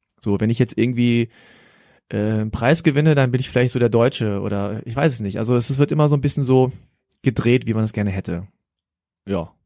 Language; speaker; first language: German; early bilingual, other home language; Korean